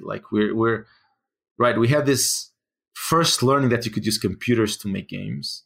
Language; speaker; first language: English; non-native, fluent; Portuguese